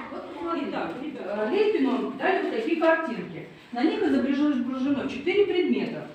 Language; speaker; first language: Russian; native; Russian